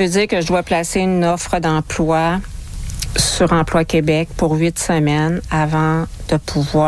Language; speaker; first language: French; native; French